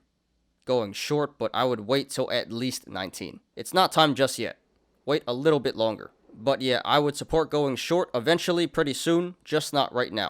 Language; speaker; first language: English; native; English